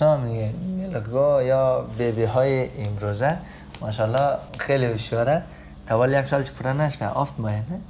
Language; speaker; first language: Persian; native; Persian